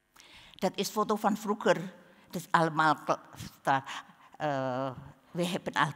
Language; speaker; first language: Dutch; non-native, learner; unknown